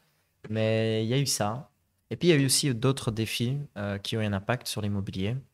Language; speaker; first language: French; native; French